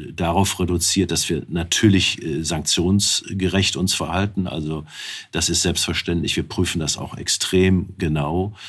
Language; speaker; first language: German; native; German